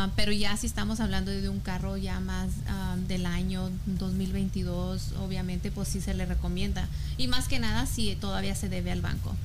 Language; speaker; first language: Spanish; early bilingual, heritage; Spanish